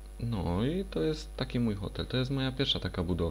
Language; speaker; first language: Polish; native; Polish